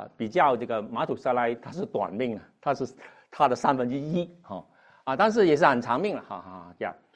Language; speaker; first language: Chinese; non-native, local second language; Cantonese